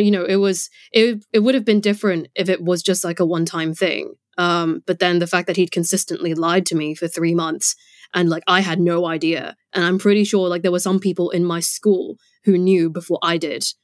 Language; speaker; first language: English; non-native, local second language; Cantonese